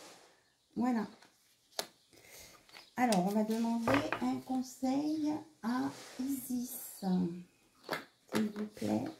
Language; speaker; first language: French; native; French